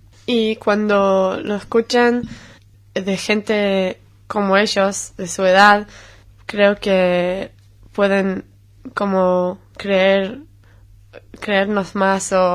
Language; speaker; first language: Spanish; non-native, fluent; Hebrew